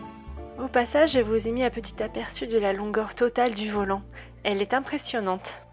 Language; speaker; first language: French; native; French